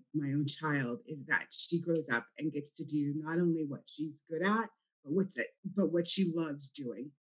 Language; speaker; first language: English; native; English